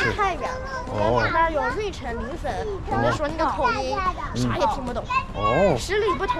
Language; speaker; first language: Chinese; native; Chinese